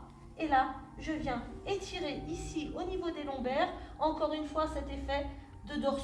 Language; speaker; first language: French; native; French